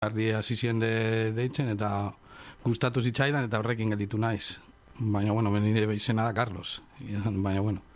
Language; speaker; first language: Basque; non-native, local second language; Spanish